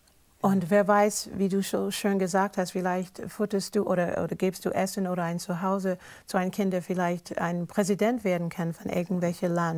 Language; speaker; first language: German; non-native, fluent; English